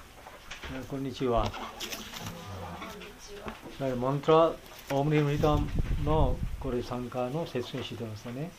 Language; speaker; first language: Japanese; non-native, fluent; Bangla